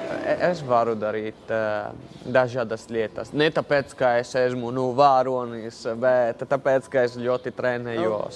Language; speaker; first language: Latvian; non-native, learner; Italian